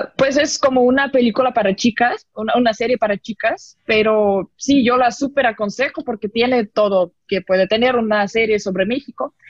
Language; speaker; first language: Spanish; non-native, fluent; Russian